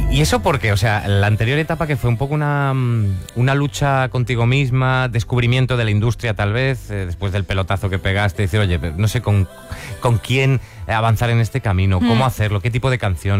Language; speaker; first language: Spanish; native; Spanish